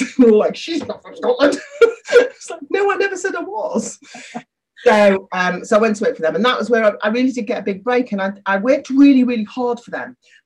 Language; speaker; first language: English; native; English